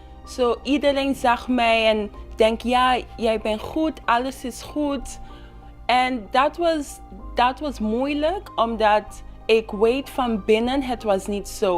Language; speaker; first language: Dutch; non-native, local second language; Papiamento